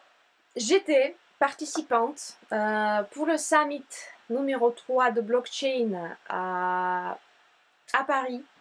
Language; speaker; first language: French; non-native, fluent; Russian